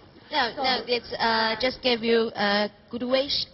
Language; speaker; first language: English; non-native, learner; Chinese